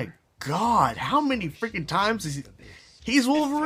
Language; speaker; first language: English; native; English